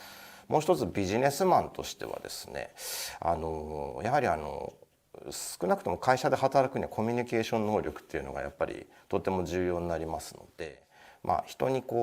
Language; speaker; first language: Japanese; native; Japanese